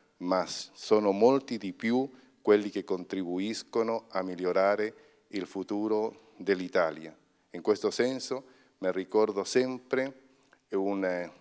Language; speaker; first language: Italian; non-native, fluent; Spanish